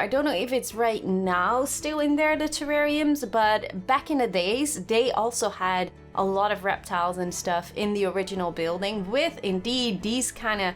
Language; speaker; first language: English; non-native, fluent; Dutch